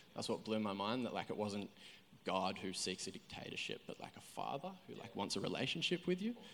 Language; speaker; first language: English; native; English